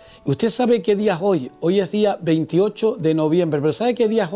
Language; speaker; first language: Spanish; native; Spanish